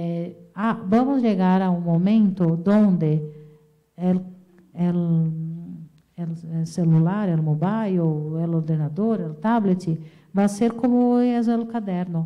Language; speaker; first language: Spanish; non-native, fluent; Portuguese